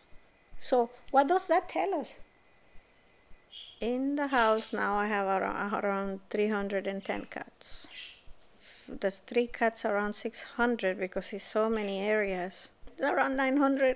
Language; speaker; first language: English; non-native, fluent; Spanish